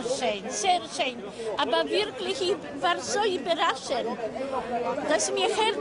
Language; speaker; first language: German; non-native, learner; Italian